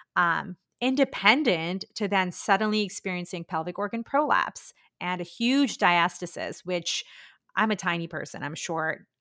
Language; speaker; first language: English; early bilingual, other home language; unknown